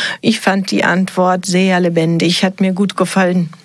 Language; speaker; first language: German; native; German